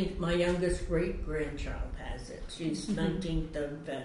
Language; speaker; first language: English; early bilingual, other home language; Swedish